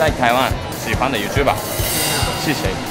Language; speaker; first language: Chinese; non-native, learner; Japanese